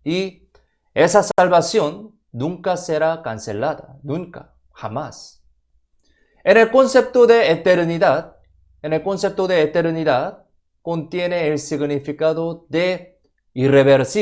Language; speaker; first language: Spanish; non-native, fluent; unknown